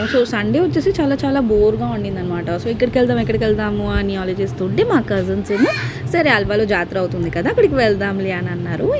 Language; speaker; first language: Telugu; non-native, local second language; Tamil